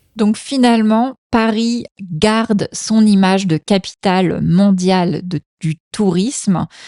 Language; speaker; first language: French; native; French